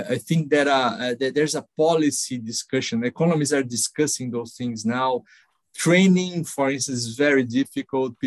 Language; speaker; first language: English; non-native, fluent; Portuguese